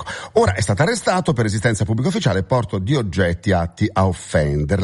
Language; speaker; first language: Italian; native; Italian